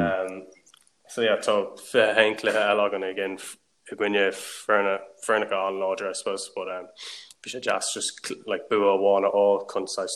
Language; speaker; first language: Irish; non-native, local second language; English